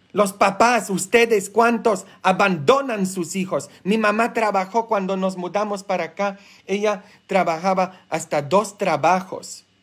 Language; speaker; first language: Spanish; non-native, fluent; Polish